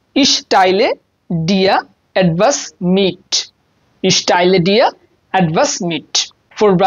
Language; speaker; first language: German; non-native, learner; Bangla